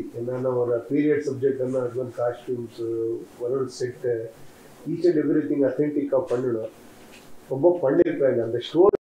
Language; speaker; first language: Tamil; non-native, learner; Kannada